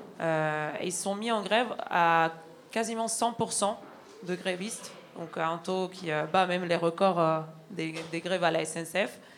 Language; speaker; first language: French; non-native, fluent; Spanish